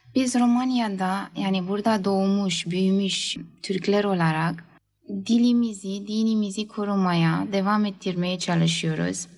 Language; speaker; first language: Turkish; early bilingual, heritage; Turkish